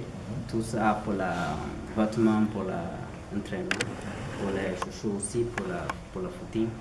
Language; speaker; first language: French; non-native, learner; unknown